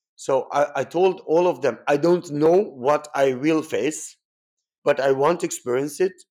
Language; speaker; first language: English; non-native, fluent; Persian